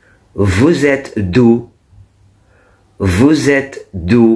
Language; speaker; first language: French; non-native, fluent; Arabic